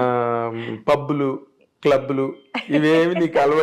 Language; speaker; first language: Telugu; native; Telugu